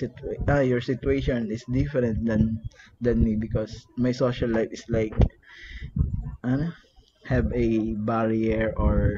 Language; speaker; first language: English; non-native, learner; Filipino